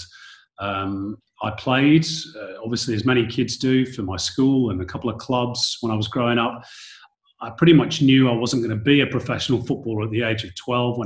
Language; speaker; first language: English; native; English